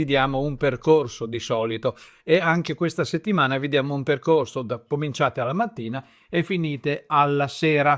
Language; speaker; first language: Italian; native; Italian